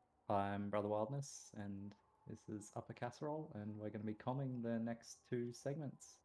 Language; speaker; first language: English; native; English